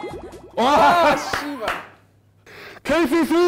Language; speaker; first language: Korean; native; Korean